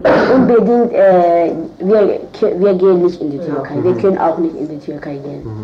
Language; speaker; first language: German; non-native, learner; Kurdish